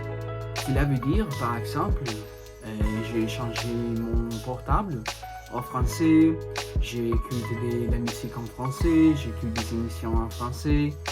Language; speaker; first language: French; non-native, learner; Spanish